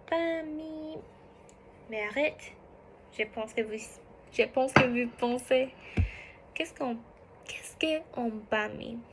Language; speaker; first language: French; non-native, learner; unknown